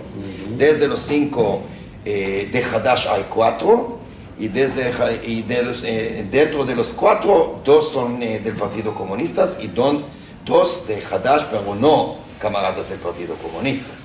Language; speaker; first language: Spanish; non-native, fluent; Hebrew